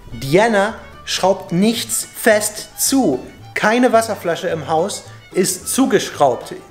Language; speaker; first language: German; native; German